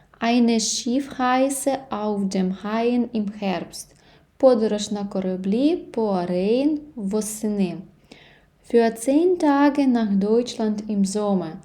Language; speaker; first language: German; non-native, fluent; Ukrainian